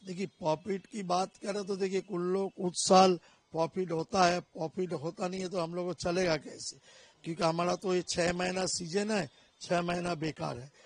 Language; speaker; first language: Hindi; non-native, local second language; Bangla